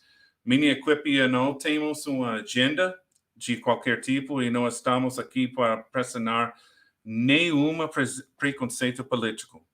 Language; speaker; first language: Portuguese; non-native, learner; English